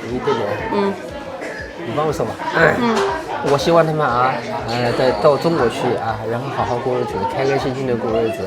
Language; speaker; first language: Chinese; non-native, fluent; Amharic